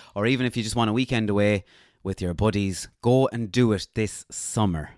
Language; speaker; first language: English; native; English